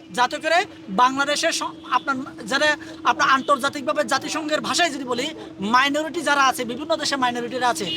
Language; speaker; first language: Bangla; non-native, local second language; Marma